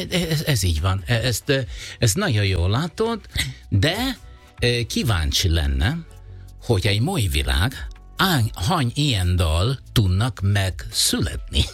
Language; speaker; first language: Hungarian; non-native, fluent; Italian